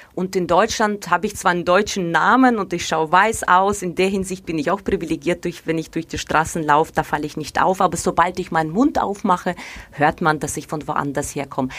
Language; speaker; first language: German; non-native, fluent; Ukrainian